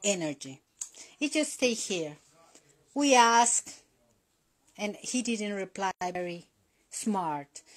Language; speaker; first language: English; non-native, learner; Spanish